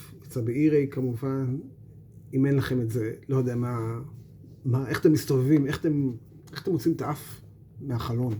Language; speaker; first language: Hebrew; native; Hebrew